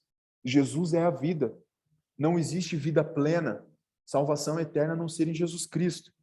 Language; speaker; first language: Portuguese; native; Portuguese